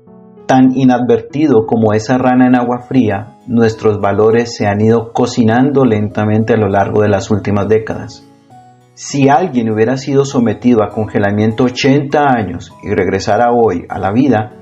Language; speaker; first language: Spanish; native; Spanish